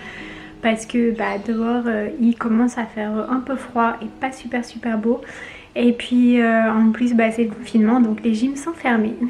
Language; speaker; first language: French; native; French